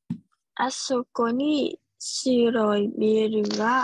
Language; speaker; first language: Japanese; non-native, learner; Khmer